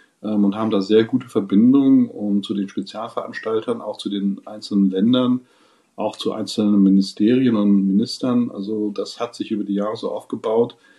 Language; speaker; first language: German; non-native, fluent; English